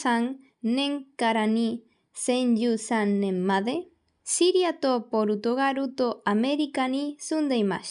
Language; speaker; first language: Japanese; non-native, learner; Galician